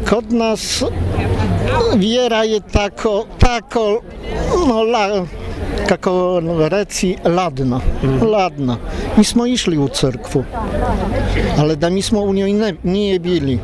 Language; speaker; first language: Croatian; non-native, learner; Polish